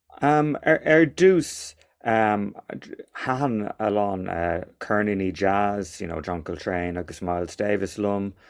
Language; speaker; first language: Irish; non-native, local second language; English